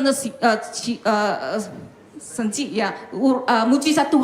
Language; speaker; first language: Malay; non-native, local second language; Chinese